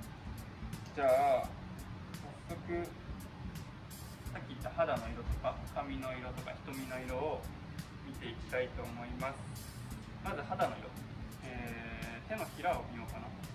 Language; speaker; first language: Japanese; native; Japanese